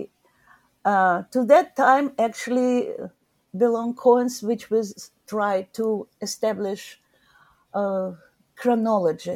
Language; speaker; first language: English; non-native, learner; Ukrainian